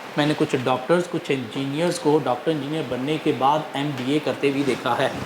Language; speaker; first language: Urdu; non-native, local second language; Punjabi